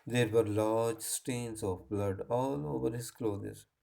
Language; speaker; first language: English; non-native, local second language; Hindi